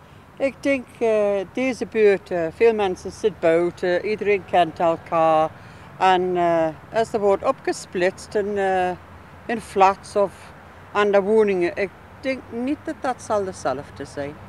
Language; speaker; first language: Dutch; non-native, learner; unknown